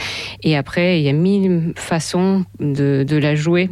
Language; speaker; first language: French; non-native, fluent; Russian